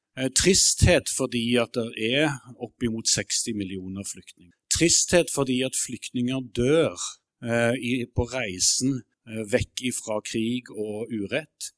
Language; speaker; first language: Norwegian; native; Norwegian